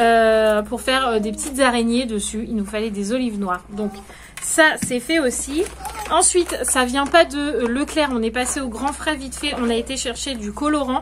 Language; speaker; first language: French; native; French